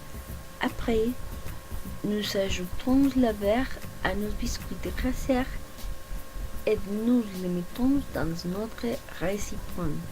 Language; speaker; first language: French; non-native, learner; Spanish